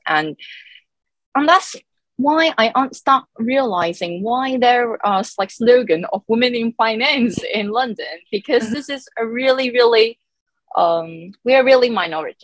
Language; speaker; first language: English; non-native, local second language; Cantonese